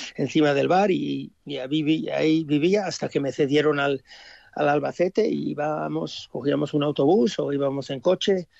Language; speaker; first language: Spanish; early bilingual, heritage; English